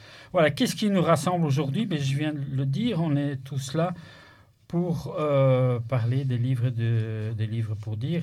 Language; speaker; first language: French; native; French